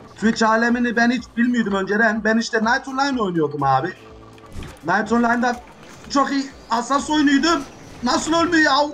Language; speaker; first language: Turkish; early bilingual, heritage; Turkish